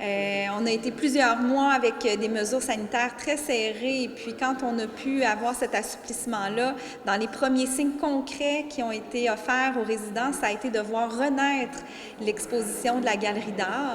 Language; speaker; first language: French; native; French